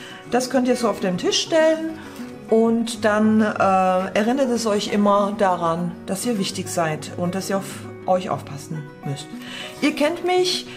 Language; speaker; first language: German; native; German